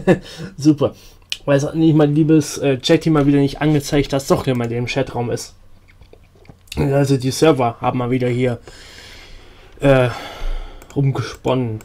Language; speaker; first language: German; native; German